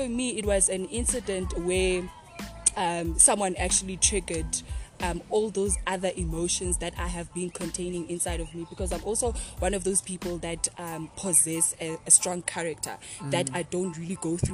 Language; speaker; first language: English; non-native, local second language; Xhosa